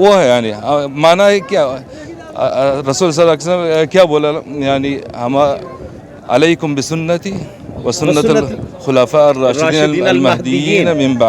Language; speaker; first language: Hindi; non-native, learner; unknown